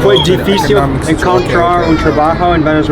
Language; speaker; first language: Spanish; non-native, learner; English